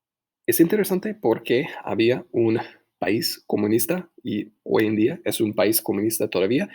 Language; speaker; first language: Spanish; non-native, fluent; English